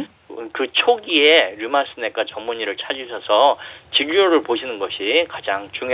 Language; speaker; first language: Korean; native; Korean